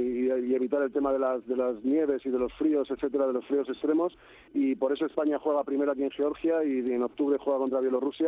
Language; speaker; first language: Spanish; native; Spanish